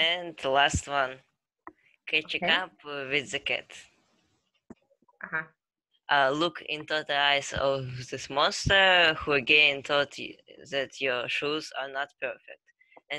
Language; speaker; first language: English; non-native, learner; Russian